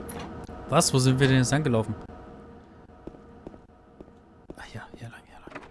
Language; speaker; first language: German; native; German